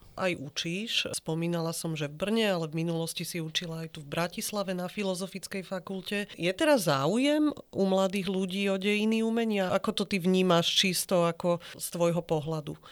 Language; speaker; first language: Slovak; native; Slovak